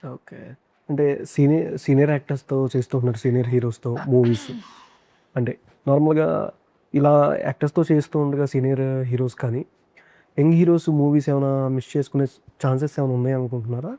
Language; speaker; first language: Telugu; native; Telugu